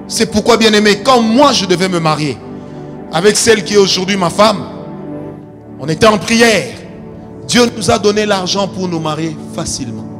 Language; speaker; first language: French; non-native, local second language; Lingala